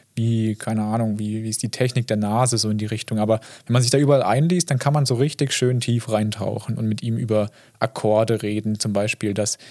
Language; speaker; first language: German; native; German